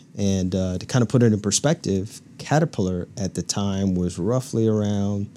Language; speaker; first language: English; native; English